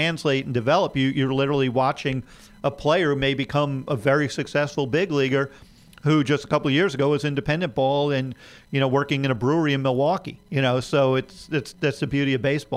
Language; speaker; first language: English; native; English